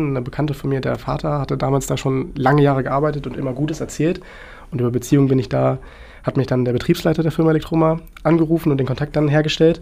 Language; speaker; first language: German; native; German